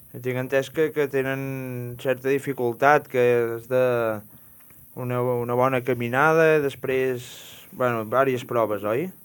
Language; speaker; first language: Catalan; native; Catalan